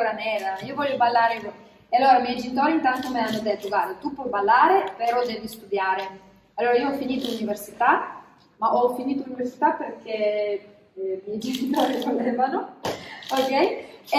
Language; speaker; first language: Italian; non-native, fluent; Polish